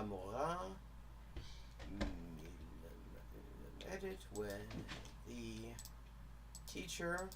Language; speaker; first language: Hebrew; non-native, learner; English